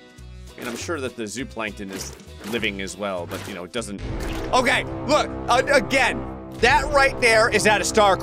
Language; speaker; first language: English; native; English